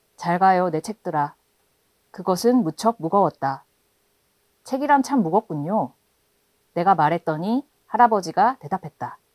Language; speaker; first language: Korean; native; Korean